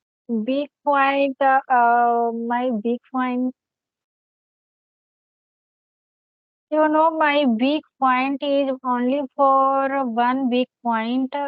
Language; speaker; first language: English; non-native, learner; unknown